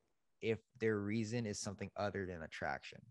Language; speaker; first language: English; native; English